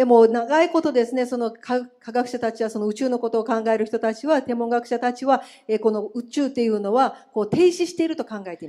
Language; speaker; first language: Japanese; native; Japanese